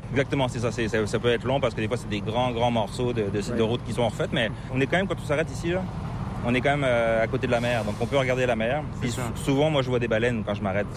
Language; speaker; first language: French; native; French